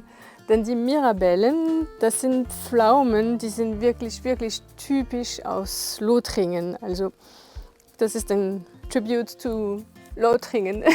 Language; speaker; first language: German; non-native, fluent; French